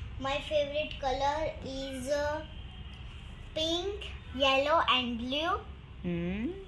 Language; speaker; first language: English; non-native, learner; Gujarati